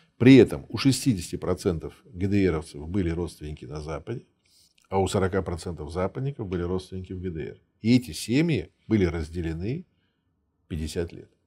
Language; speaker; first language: Russian; early bilingual, heritage; Russian